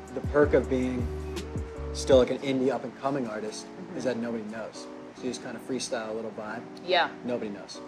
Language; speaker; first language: English; native; English